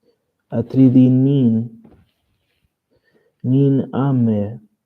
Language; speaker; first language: Greek; non-native, learner; Portuguese